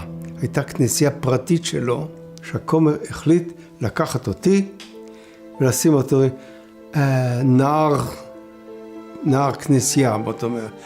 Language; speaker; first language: Hebrew; non-native, fluent; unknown